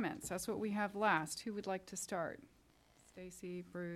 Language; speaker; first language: English; native; English